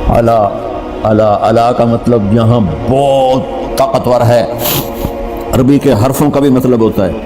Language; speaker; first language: Urdu; non-native, local second language; Punjabi